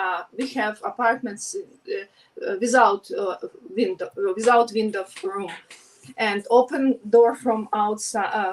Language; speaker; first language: English; non-native, learner; Ukrainian